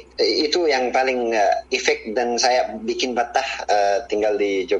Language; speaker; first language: Indonesian; non-native, fluent; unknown